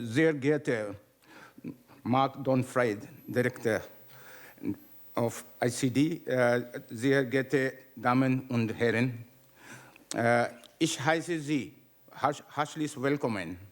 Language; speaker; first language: German; non-native, learner; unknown